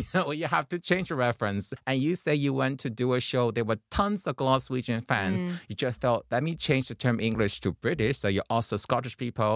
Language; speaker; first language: English; non-native, fluent; Chinese